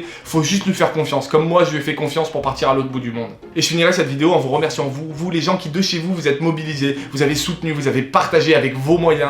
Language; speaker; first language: French; native; French